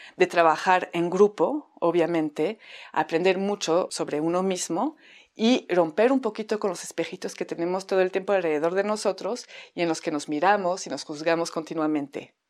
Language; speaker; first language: Spanish; non-native, fluent; French